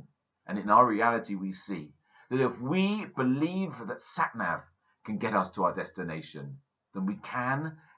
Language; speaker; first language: English; native; English